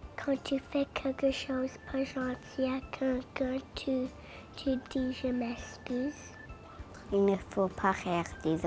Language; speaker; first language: French; non-native, local second language; English